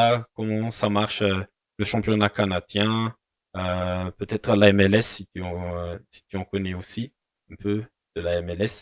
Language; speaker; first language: French; non-native, local second language; Malagasy